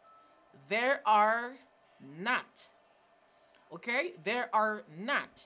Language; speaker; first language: English; non-native, fluent; Haitian Creole